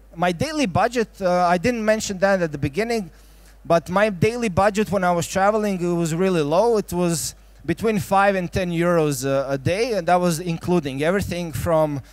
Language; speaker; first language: English; non-native, fluent; Croatian